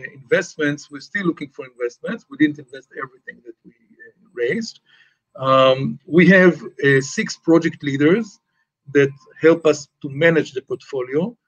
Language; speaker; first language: English; non-native, fluent; Hebrew